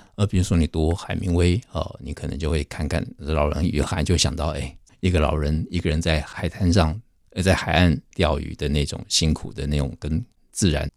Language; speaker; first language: Chinese; native; Chinese